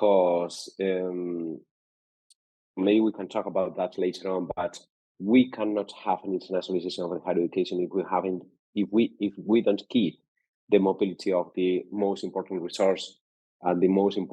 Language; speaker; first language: English; non-native, fluent; Spanish